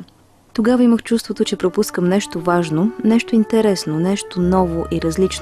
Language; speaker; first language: Bulgarian; native; Bulgarian